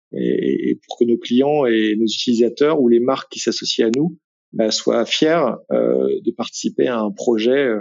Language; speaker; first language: French; native; French